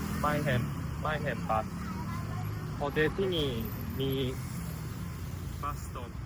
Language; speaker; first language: Thai; non-native, learner; Japanese